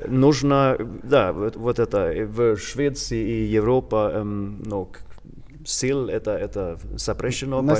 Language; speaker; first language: Russian; non-native, learner; Swedish